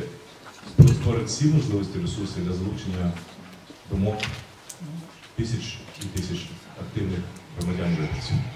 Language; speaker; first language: Ukrainian; native; Ukrainian